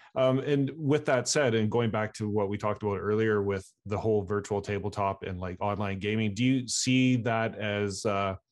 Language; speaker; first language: English; native; English